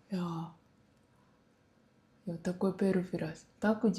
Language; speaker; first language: Russian; non-native, learner; Japanese